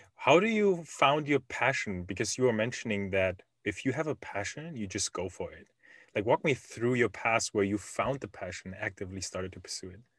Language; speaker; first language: English; non-native, fluent; German